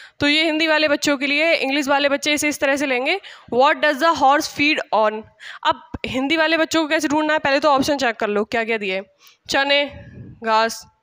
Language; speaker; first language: Hindi; native; Hindi